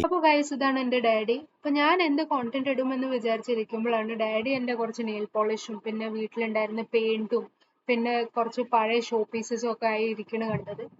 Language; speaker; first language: Malayalam; early bilingual, heritage; Malayalam